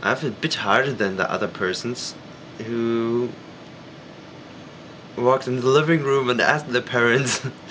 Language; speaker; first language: English; non-native, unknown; German